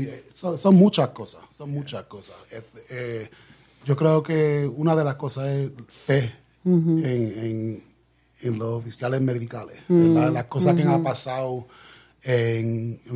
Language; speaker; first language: Spanish; early bilingual, heritage; Spanish